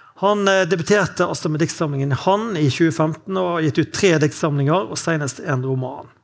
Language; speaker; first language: Norwegian; native; Norwegian